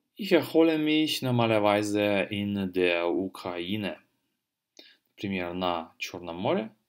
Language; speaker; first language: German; non-native, fluent; Russian